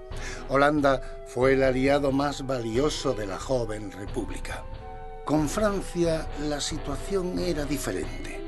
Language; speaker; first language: Spanish; native; Spanish